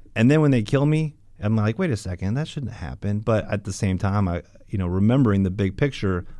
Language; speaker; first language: English; native; English